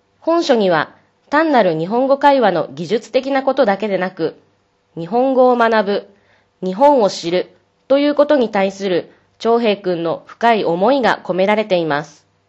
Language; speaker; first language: Japanese; native; Japanese